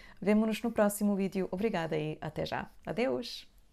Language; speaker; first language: Portuguese; non-native, fluent; Serbian